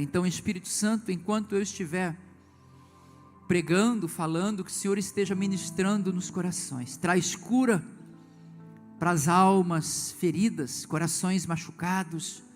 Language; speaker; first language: Portuguese; native; Portuguese